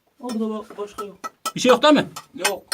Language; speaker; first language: Turkish; non-native, learner; Arabic